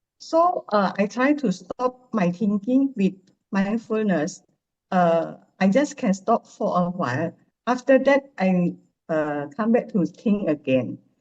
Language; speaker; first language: English; non-native, learner; Indonesian